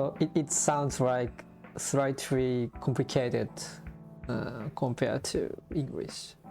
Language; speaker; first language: English; non-native, learner; Japanese